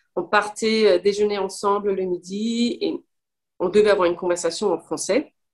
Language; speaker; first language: French; non-native, fluent; English